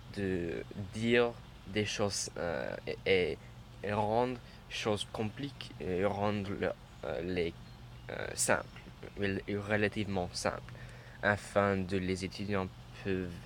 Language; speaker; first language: French; non-native, learner; English